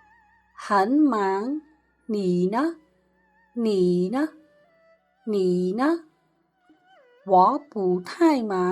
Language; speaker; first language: Chinese; non-native, fluent; Khmer